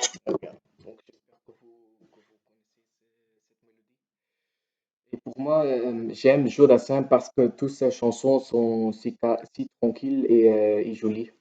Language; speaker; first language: French; non-native, local second language; Dutch